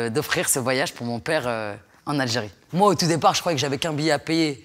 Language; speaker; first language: French; native; French